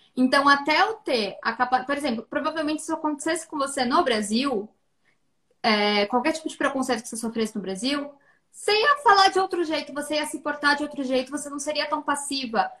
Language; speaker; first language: Portuguese; native; Portuguese